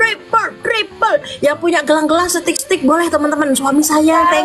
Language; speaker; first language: Indonesian; native; Indonesian